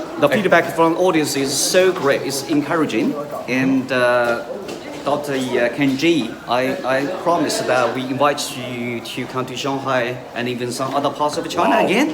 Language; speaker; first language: English; non-native, fluent; Chinese